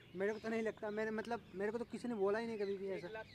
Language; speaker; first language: Hindi; native; Hindi